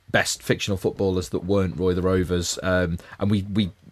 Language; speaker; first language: English; native; English